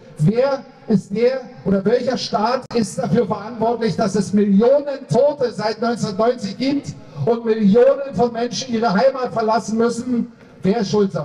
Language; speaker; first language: German; native; German